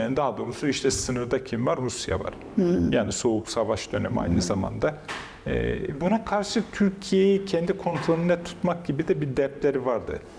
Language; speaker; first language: Turkish; non-native, local second language; Kurdish